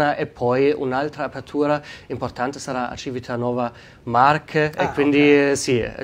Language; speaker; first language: Italian; non-native, fluent; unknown